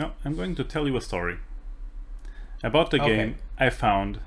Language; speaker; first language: English; non-native, fluent; Portuguese